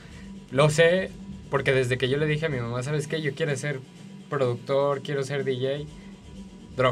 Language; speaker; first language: Spanish; native; Spanish